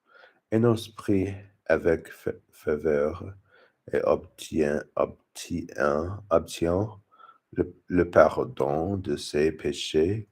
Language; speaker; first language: French; non-native, learner; English